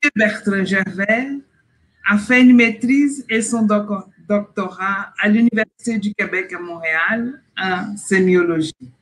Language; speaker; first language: French; non-native, fluent; Portuguese